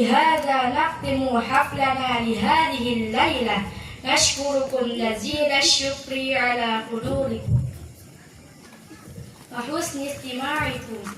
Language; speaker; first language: Arabic; non-native, learner; Indonesian